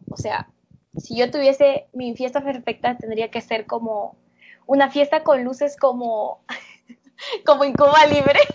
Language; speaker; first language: Spanish; native; Spanish